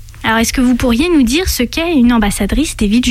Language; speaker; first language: French; native; French